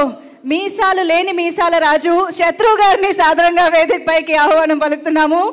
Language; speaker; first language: Telugu; native; Telugu